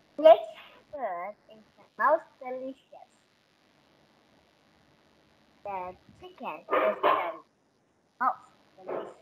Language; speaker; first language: English; non-native, learner; Korean